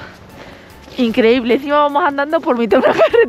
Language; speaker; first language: Spanish; native; Spanish